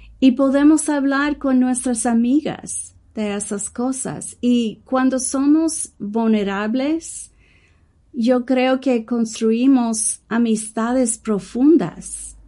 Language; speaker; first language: Spanish; non-native, learner; English